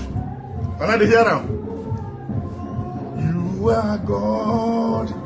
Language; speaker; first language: Nigerian Pidgin; non-native, local second language; Igbo